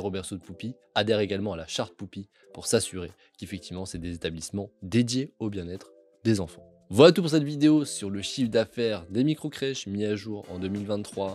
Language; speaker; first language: French; native; French